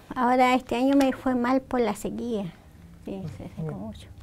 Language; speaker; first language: Spanish; native; Spanish